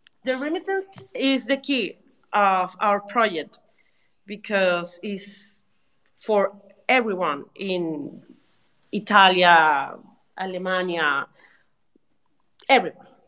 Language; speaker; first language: English; non-native, learner; Spanish